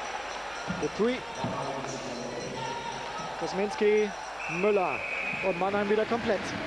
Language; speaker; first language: German; native; German